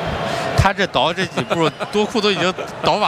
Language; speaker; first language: Chinese; native; Chinese